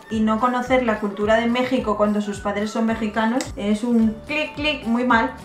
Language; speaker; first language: Spanish; native; Spanish